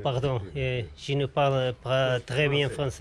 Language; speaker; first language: French; non-native, learner; Portuguese